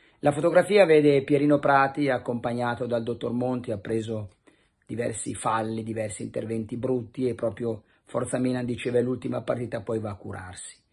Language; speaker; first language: Italian; native; Italian